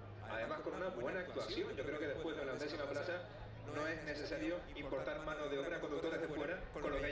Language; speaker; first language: Spanish; native; Spanish